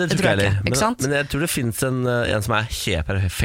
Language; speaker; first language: Norwegian; native; Norwegian